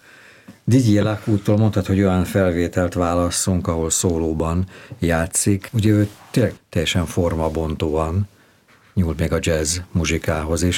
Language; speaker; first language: Hungarian; native; Hungarian